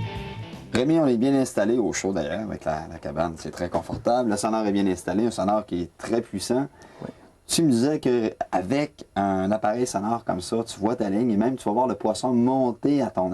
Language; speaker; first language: French; native; French